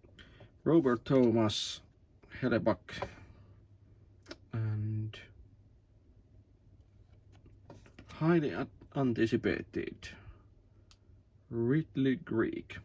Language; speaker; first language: English; non-native, learner; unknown